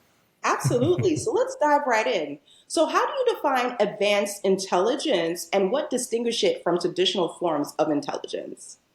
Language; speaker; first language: English; native; English